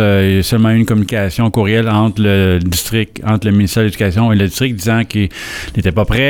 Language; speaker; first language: French; native; French